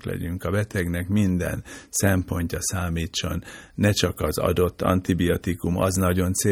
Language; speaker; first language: Hungarian; native; Hungarian